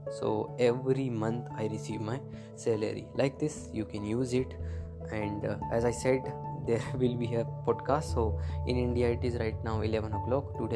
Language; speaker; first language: English; non-native, local second language; Hindi